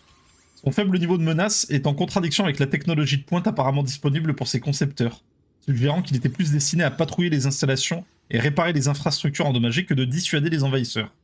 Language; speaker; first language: French; native; French